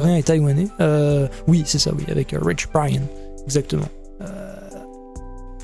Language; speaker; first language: French; native; French